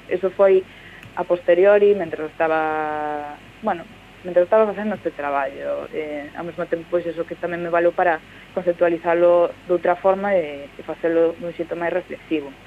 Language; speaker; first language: Galician; native; Galician